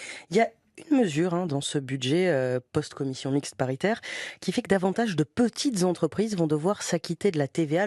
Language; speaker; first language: French; native; French